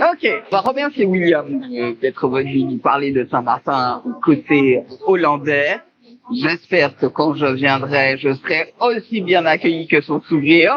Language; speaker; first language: French; native; French